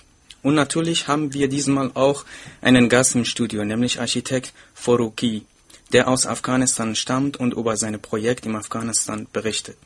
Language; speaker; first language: German; non-native, fluent; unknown